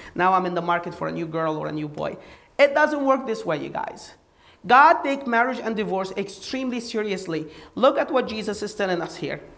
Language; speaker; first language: English; non-native, fluent; Arabic